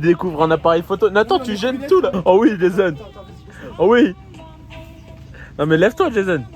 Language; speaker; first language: French; native; French